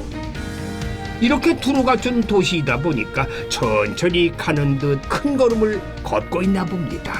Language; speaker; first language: Korean; native; Korean